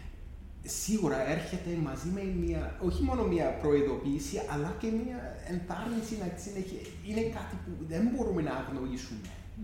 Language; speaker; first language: Greek; non-native, fluent; English